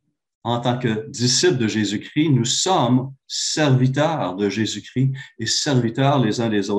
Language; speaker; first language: French; native; French